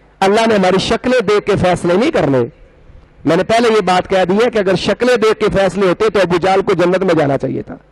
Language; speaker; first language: Urdu; non-native, local second language; Punjabi